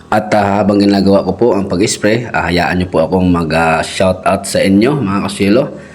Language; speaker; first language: Filipino; non-native, local second language; Cebuano